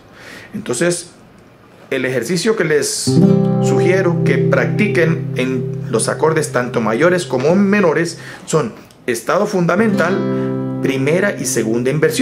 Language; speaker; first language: Spanish; native; Spanish